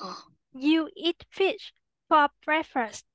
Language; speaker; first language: English; non-native, learner; Vietnamese